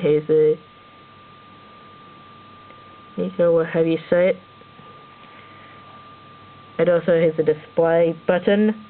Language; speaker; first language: English; native; English